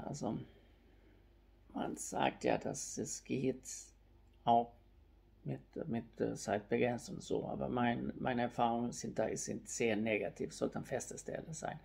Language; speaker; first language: German; non-native, fluent; Swedish